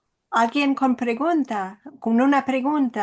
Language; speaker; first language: Spanish; non-native, fluent; English